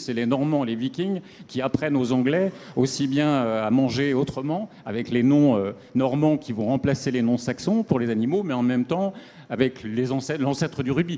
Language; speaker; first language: French; native; French